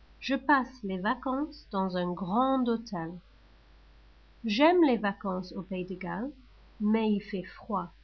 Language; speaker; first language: French; non-native, learner; English